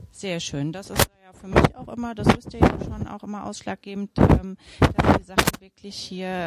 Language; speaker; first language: German; native; German